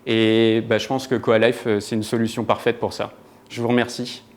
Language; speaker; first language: French; native; French